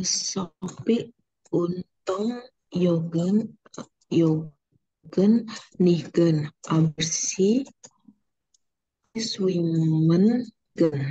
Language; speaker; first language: German; non-native, learner; Indonesian